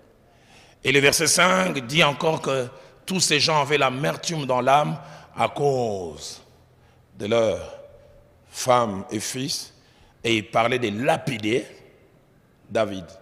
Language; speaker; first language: French; non-native, local second language; Lingala